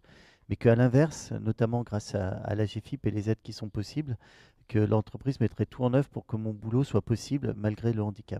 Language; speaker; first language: French; native; French